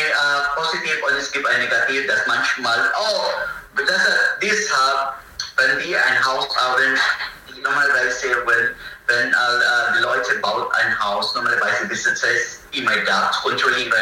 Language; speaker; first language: German; non-native, learner; Filipino